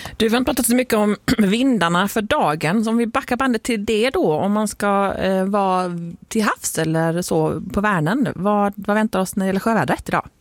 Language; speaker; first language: Swedish; native; Swedish